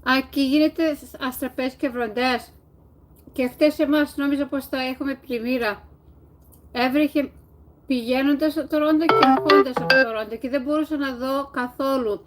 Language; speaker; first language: Greek; early bilingual, heritage; Greek